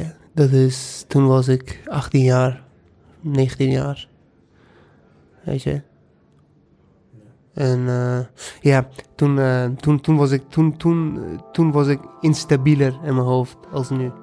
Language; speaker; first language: Dutch; non-native, fluent; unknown